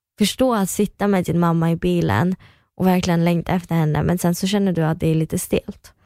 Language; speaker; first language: Swedish; early bilingual, other home language; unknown